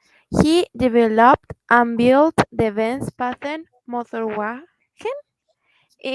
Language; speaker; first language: English; non-native, fluent; Spanish